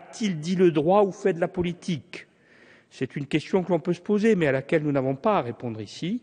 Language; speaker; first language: French; native; French